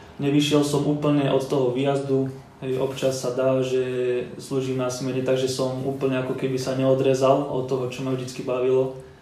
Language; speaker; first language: Slovak; native; Slovak